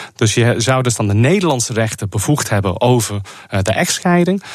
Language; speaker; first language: Dutch; non-native, fluent; English